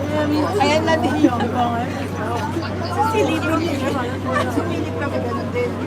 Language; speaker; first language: Filipino; native; Filipino